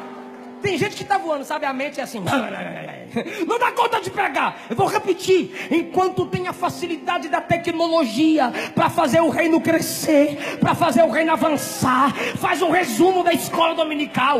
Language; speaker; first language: Portuguese; native; Portuguese